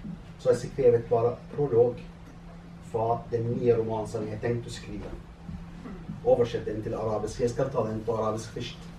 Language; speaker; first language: Norwegian; non-native, fluent; Arabic